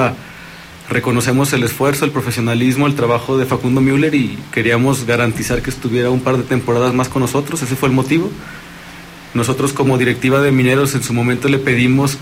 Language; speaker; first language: Spanish; native; Spanish